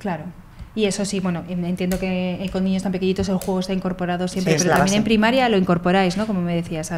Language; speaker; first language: Spanish; native; Spanish